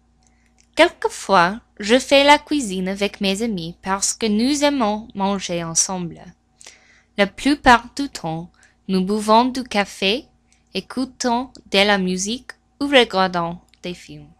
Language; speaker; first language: French; non-native, learner; English